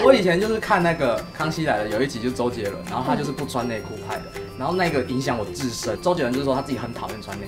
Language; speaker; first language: Chinese; native; Chinese